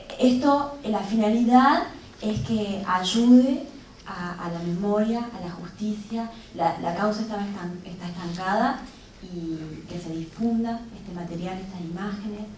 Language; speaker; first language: Spanish; native; Spanish